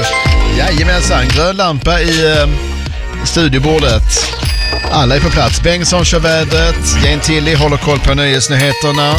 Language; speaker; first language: Swedish; native; Swedish